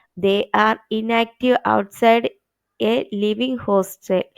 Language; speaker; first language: English; non-native, local second language; Malayalam